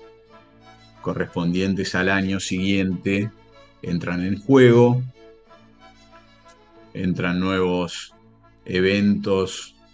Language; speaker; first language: Spanish; native; Spanish